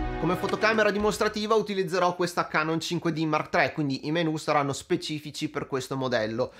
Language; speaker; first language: Italian; native; Italian